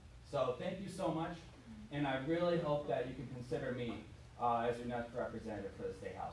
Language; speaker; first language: English; early bilingual, other home language; Spanish